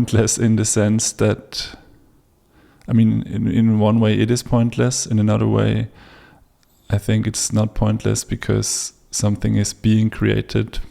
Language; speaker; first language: English; non-native, fluent; German